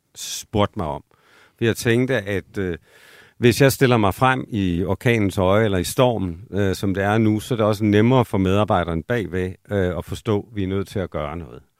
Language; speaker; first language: Danish; native; Danish